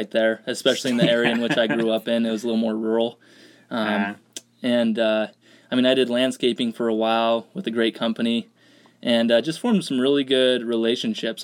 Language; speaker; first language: English; native; English